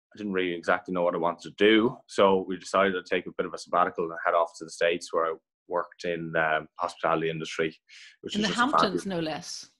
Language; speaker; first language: English; native; English